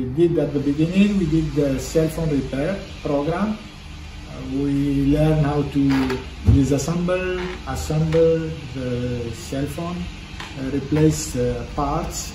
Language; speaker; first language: English; non-native, fluent; French